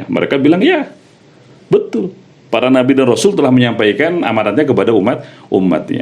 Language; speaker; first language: Indonesian; native; Indonesian